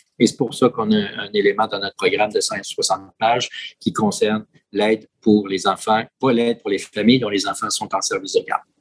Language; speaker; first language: French; native; French